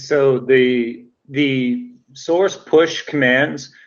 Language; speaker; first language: English; native; English